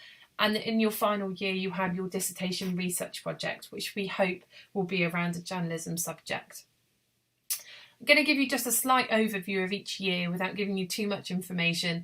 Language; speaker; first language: English; native; English